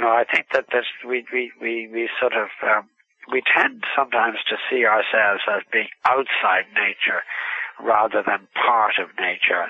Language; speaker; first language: English; native; English